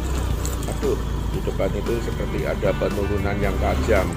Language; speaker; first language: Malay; non-native, local second language; Javanese